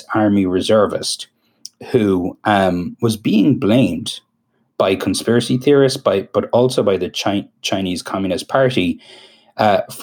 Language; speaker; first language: English; native; English